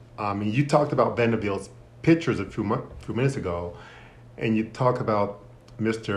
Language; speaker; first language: English; native; English